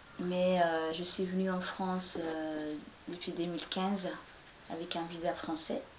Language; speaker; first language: French; non-native, local second language; Somali